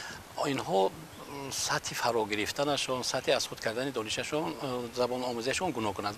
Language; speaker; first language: Persian; native; Persian